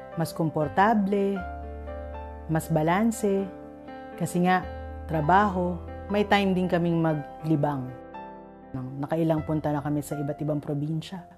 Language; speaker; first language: Filipino; native; Filipino